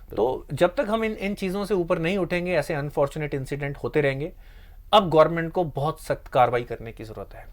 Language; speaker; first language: Hindi; non-native, local second language; Punjabi